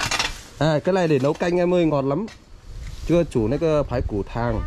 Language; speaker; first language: Chinese; non-native, learner; Vietnamese